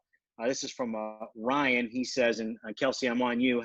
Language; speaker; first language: English; native; English